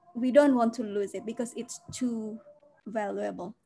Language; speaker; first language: English; non-native, fluent; Indonesian